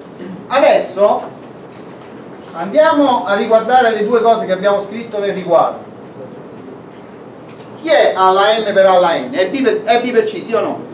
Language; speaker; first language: Italian; native; Italian